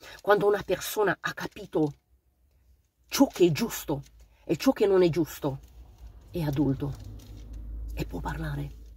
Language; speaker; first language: Italian; non-native, fluent; Romanian